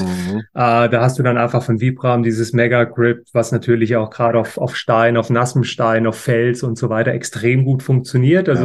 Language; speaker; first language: German; native; German